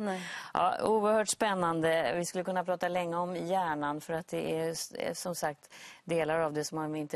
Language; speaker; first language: Swedish; native; Swedish